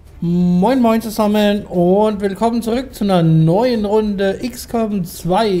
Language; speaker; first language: German; native; German